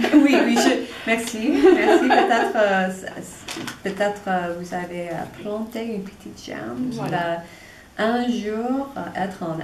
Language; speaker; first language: French; non-native, fluent; English